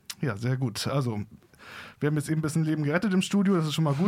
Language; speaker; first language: German; native; German